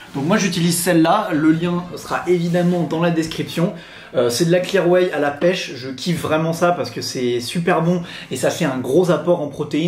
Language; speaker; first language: French; native; French